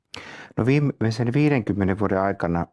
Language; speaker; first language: Finnish; native; Finnish